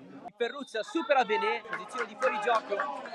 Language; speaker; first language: Italian; native; Italian